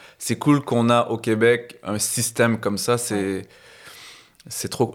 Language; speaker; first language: French; native; French